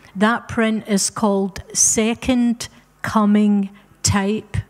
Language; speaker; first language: English; native; English